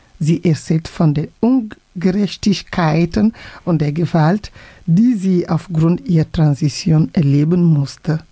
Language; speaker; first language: German; non-native, fluent; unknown